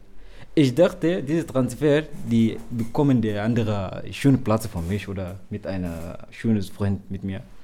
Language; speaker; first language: German; non-native, learner; Arabic